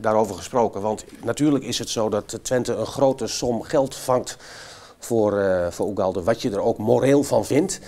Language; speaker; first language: Dutch; native; Dutch